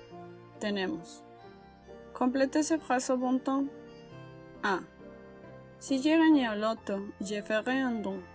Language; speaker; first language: French; non-native, fluent; Spanish